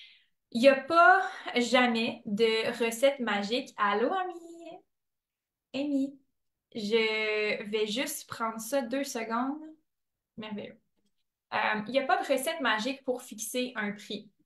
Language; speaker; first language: French; native; French